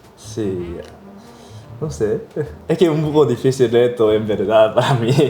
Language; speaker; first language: Spanish; non-native, learner; Korean